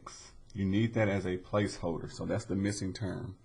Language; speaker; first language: English; native; English